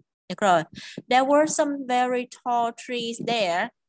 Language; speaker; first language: English; non-native, fluent; Vietnamese